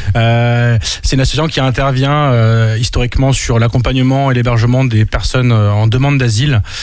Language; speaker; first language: French; native; French